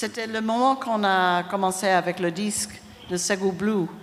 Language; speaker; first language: French; non-native, fluent; English